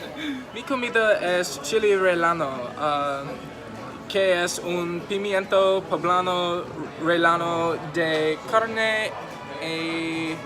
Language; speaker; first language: Spanish; non-native, learner; English